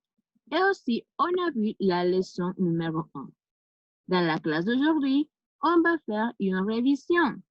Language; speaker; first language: French; non-native, fluent; Spanish